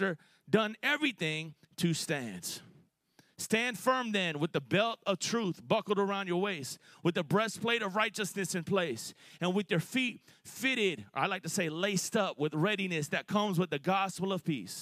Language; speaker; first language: English; native; English